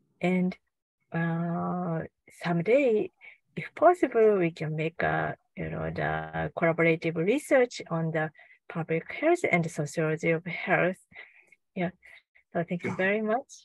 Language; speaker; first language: English; non-native, learner; Japanese